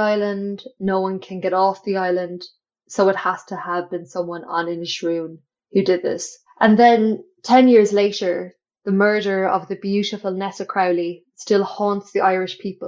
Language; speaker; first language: English; native; English